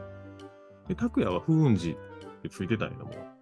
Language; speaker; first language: Japanese; native; Japanese